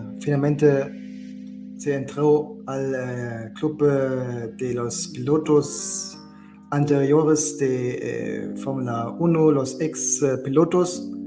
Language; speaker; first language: Spanish; non-native, learner; German